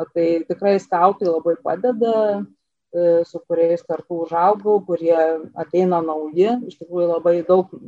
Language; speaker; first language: Lithuanian; native; Lithuanian